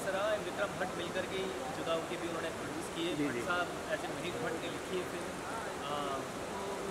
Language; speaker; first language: Hindi; native; Hindi